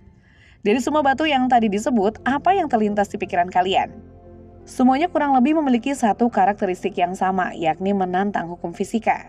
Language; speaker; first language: Indonesian; native; Indonesian